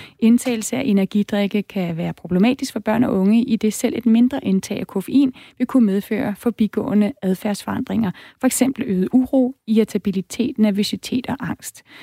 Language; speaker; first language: Danish; native; Danish